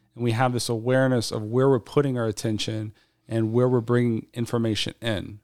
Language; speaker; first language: English; native; English